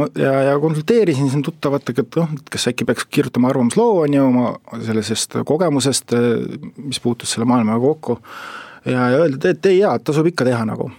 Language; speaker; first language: Estonian; native; Estonian